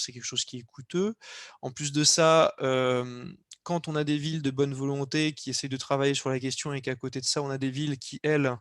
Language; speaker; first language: French; native; French